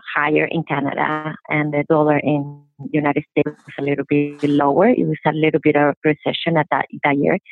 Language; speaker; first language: English; non-native, fluent; Spanish